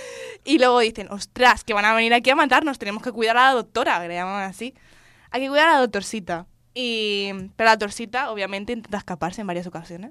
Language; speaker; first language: Spanish; native; Spanish